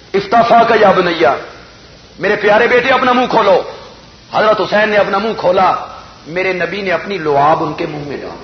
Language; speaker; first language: Urdu; non-native, local second language; Punjabi